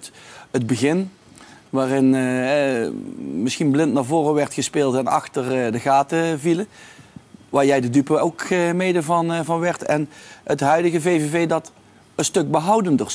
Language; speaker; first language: Dutch; native; Dutch